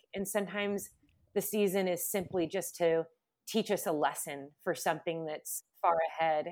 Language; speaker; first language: English; native; English